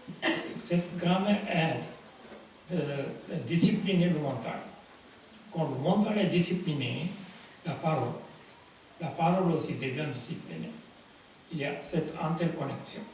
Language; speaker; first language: French; non-native, fluent; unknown